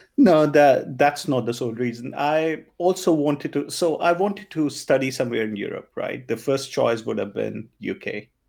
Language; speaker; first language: English; non-native, local second language; Punjabi